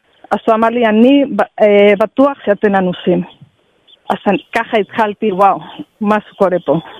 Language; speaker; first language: Hebrew; non-native, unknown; Spanish